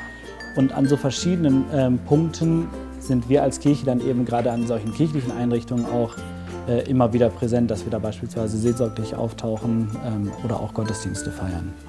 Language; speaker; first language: German; native; German